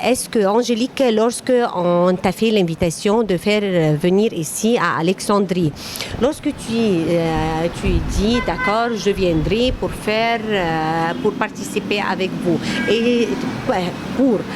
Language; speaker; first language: French; non-native, fluent; Arabic